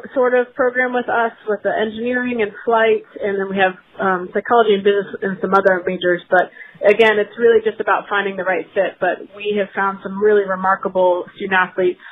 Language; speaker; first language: English; native; English